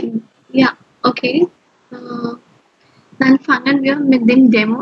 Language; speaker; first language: German; non-native, fluent; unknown